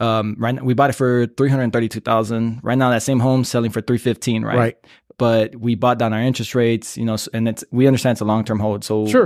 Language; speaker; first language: English; native; English